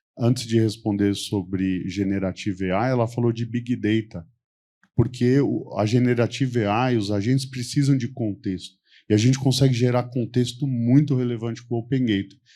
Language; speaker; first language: Portuguese; native; Portuguese